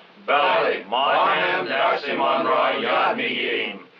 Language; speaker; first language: Persian; non-native, learner; English